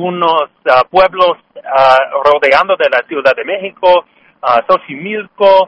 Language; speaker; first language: Spanish; non-native, fluent; English